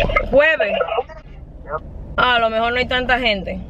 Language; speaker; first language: Spanish; native; Spanish